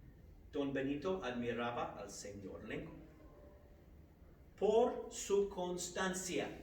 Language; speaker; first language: Spanish; non-native, fluent; English